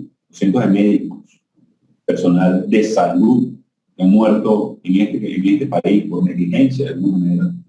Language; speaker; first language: Spanish; native; Spanish